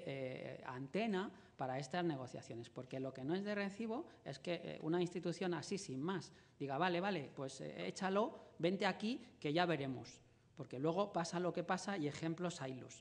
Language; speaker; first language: Spanish; native; Spanish